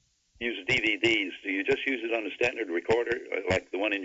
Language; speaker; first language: English; native; English